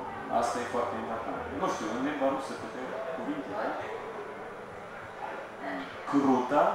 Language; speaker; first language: Romanian; non-native, local second language; Russian